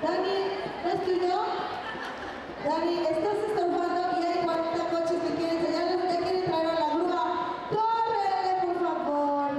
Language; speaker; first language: Spanish; native; Spanish